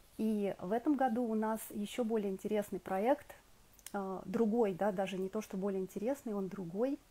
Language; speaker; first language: Russian; native; Russian